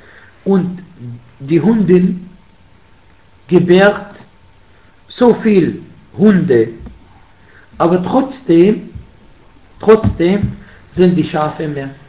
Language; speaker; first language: German; non-native, fluent; Arabic